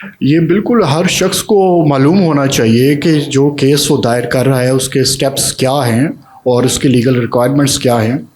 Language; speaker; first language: Urdu; native; Urdu